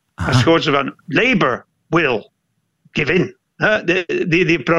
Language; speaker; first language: Dutch; non-native, fluent; English